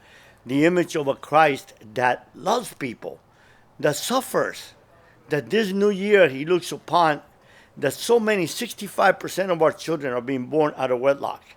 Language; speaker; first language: English; early bilingual, other home language; Spanish